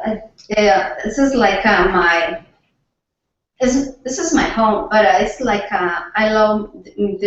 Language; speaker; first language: English; non-native, learner; Spanish